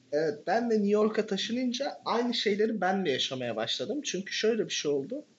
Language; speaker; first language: Turkish; native; Turkish